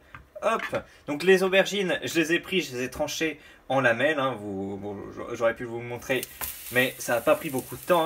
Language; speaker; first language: French; native; French